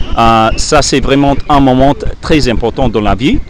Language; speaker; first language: French; non-native, fluent; English